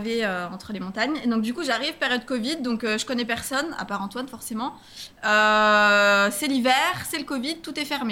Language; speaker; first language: French; native; French